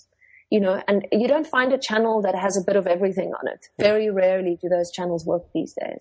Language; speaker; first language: English; non-native, local second language; Afrikaans